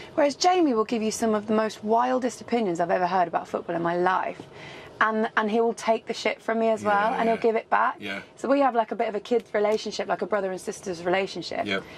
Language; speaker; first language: English; native; English